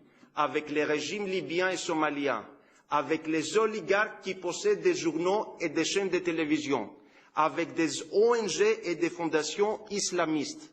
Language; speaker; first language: French; non-native, fluent; Greek